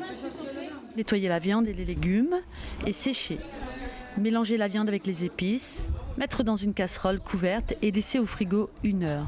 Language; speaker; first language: French; native; French